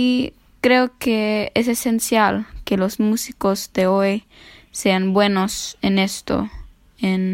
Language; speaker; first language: Spanish; non-native, fluent; English